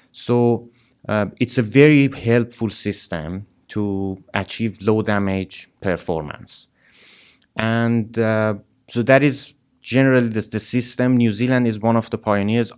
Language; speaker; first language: English; non-native, fluent; Persian